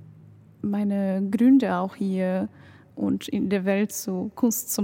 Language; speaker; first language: German; non-native, fluent; Portuguese